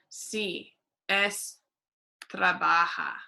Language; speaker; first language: Spanish; non-native, fluent; English